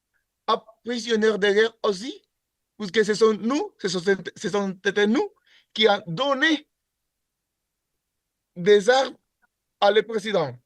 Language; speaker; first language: French; non-native, learner; Spanish